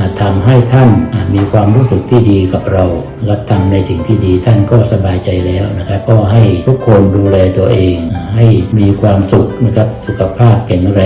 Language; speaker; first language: Thai; native; Thai